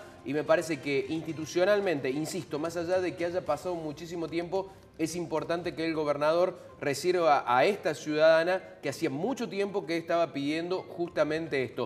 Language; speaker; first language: Spanish; native; Spanish